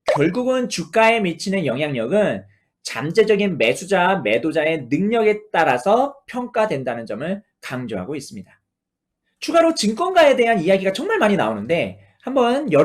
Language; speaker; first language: Korean; native; Korean